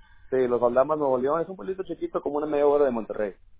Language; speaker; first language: Spanish; early bilingual, heritage; Spanish